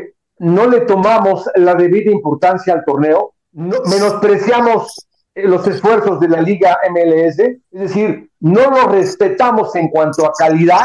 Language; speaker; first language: Spanish; native; Spanish